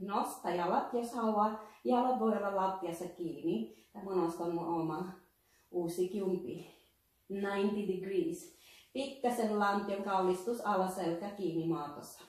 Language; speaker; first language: Finnish; non-native, learner; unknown